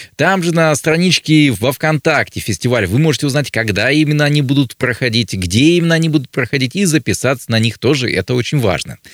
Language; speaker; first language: Russian; native; Russian